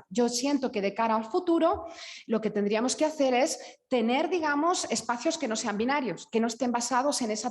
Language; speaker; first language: Spanish; native; Spanish